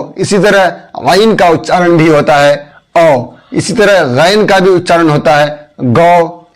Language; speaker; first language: Hindi; native; Hindi